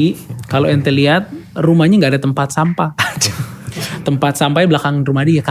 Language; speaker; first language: Indonesian; native; Indonesian